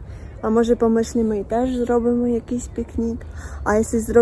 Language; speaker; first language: Polish; non-native, learner; Russian